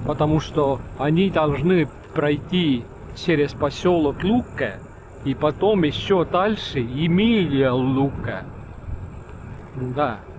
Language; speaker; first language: Russian; non-native, learner; Estonian